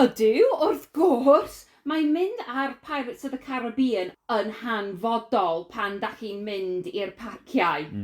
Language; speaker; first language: Welsh; non-native, learner; English